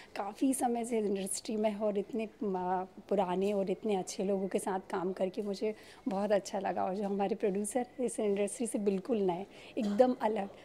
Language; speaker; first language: Hindi; native; Hindi